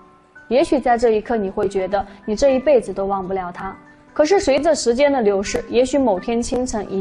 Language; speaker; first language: Chinese; native; Chinese